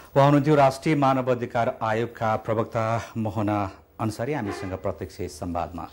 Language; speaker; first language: Nepali; native; Nepali